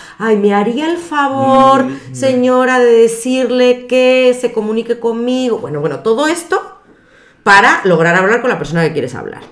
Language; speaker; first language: Spanish; native; Spanish